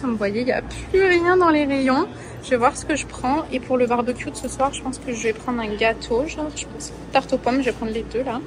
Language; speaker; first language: French; native; French